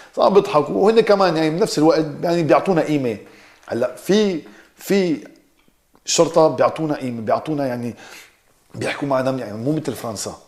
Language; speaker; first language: Arabic; early bilingual, heritage; Arabic